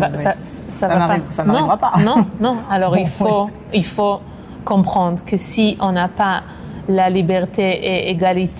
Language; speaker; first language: French; non-native, fluent; Hebrew